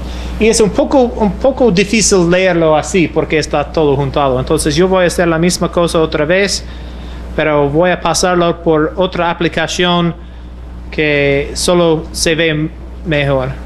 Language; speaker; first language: Spanish; non-native, fluent; English